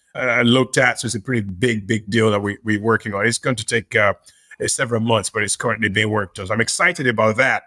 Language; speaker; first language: English; non-native, local second language; Yoruba